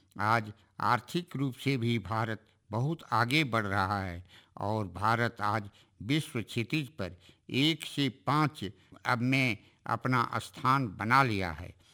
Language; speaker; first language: Hindi; native; Hindi